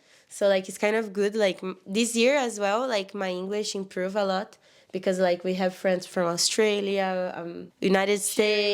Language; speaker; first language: English; non-native, learner; Portuguese